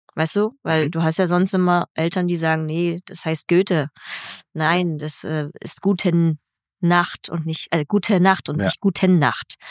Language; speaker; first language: German; early bilingual, other home language; Vietnamese